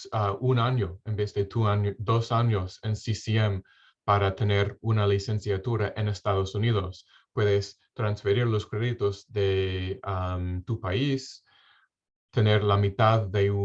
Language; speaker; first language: Spanish; non-native, fluent; English